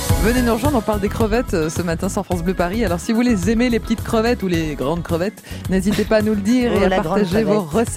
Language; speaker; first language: French; native; French